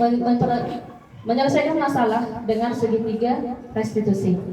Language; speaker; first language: Indonesian; native; Indonesian